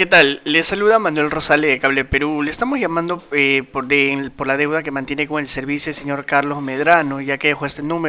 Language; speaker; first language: Spanish; native; Spanish